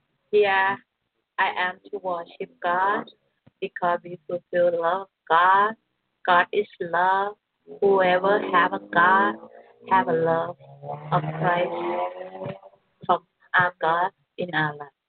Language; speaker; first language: English; non-native, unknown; Thai